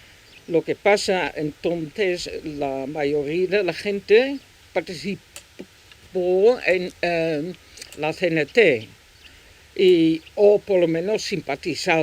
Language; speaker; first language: Spanish; non-native, fluent; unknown